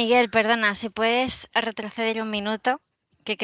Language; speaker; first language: Spanish; native; Spanish